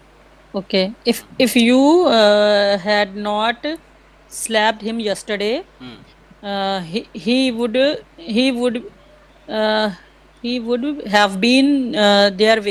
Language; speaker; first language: English; non-native, learner; Hindi